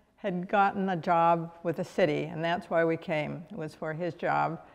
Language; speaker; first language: English; native; English